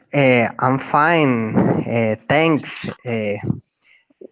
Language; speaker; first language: English; non-native, learner; Spanish